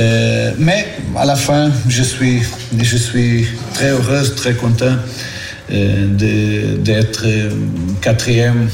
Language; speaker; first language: French; non-native, learner; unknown